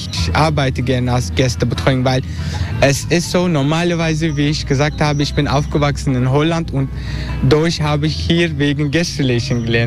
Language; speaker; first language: German; non-native, learner; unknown